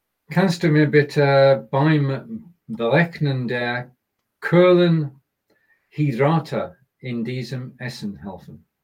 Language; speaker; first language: German; non-native, learner; English